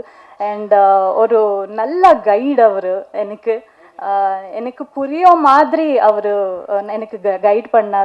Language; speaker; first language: Tamil; non-native, learner; Kannada